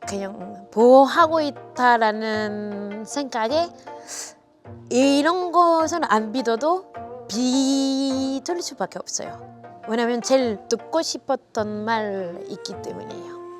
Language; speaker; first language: Korean; non-native, fluent; French